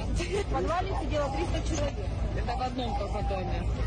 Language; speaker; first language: Russian; native; Russian